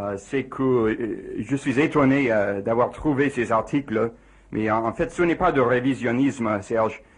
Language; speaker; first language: French; non-native, fluent; English